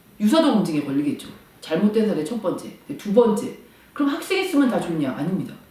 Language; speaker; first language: Korean; native; Korean